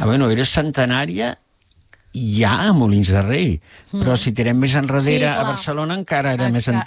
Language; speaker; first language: Catalan; native; Catalan